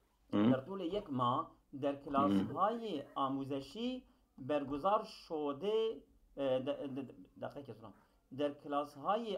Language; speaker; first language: Persian; non-native, fluent; Kurdish